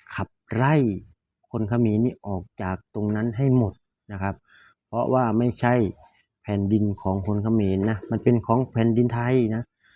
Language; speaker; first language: Thai; native; Thai